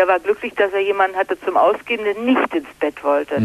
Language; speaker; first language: German; native; German